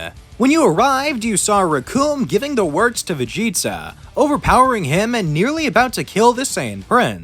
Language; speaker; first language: English; native; English